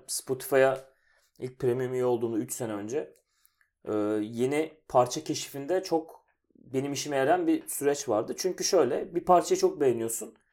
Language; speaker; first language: Turkish; native; Turkish